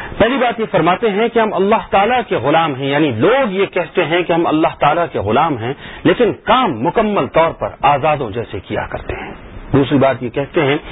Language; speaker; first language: Urdu; native; Urdu